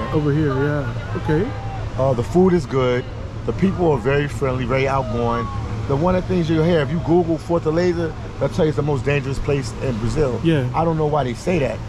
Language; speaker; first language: English; native; English